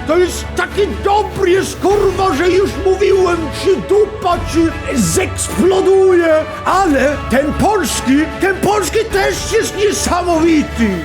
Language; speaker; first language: Polish; non-native, fluent; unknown